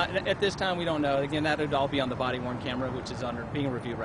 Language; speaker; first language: English; native; English